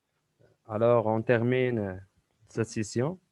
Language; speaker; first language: French; non-native, local second language; Arabic